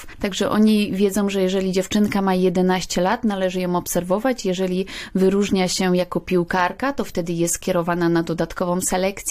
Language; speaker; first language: Polish; native; Polish